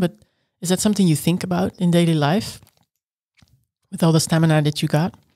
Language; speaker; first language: English; non-native, fluent; Dutch